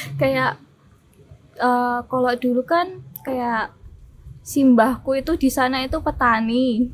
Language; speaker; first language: Indonesian; early bilingual, other home language; German